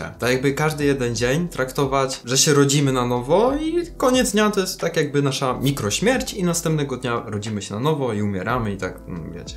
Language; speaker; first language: Polish; native; Polish